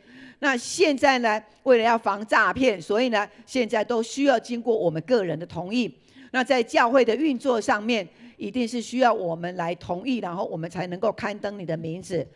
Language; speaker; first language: Chinese; native; Chinese